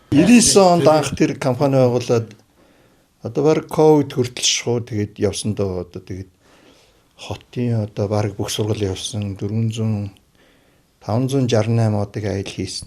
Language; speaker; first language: Mongolian; native; Mongolian